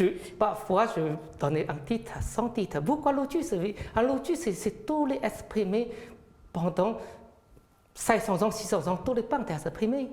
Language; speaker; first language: French; non-native, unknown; Chinese